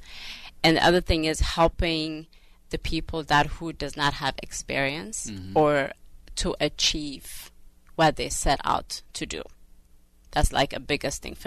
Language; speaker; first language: English; non-native, fluent; Amharic